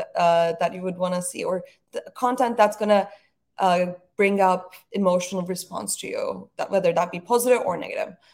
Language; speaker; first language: English; non-native, fluent; Turkish